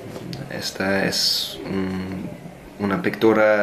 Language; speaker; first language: Spanish; non-native, learner; English